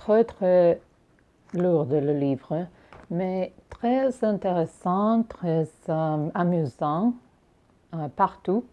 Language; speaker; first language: French; non-native, learner; English